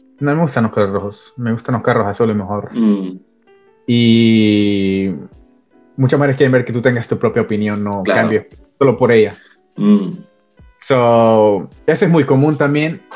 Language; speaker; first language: Spanish; early bilingual, heritage; Spanish